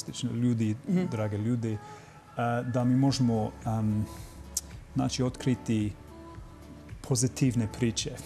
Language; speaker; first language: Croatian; non-native, fluent; English